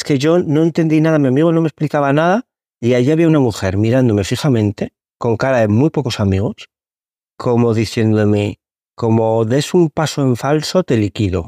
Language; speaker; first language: Spanish; native; Spanish